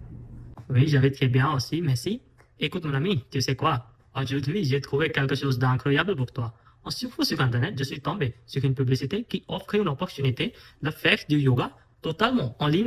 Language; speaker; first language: French; non-native, fluent; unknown